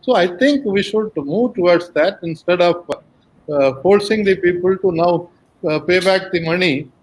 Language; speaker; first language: English; non-native, local second language; Tamil